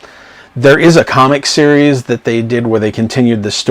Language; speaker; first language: English; native; English